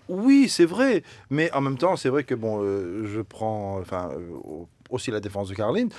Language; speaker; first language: French; native; French